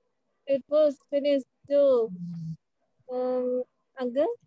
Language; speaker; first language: French; non-native, learner; Indonesian